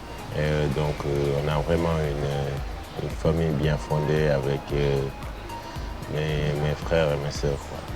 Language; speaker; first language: French; non-native, local second language; Wolof